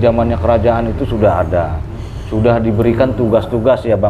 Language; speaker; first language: Indonesian; native; Indonesian